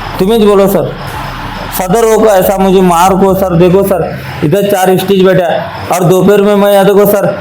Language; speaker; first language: Hindi; non-native, local second language; Urdu